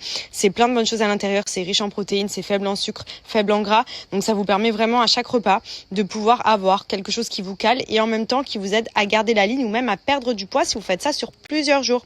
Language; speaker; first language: French; native; French